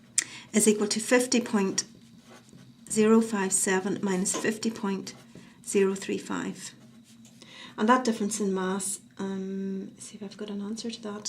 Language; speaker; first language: English; native; English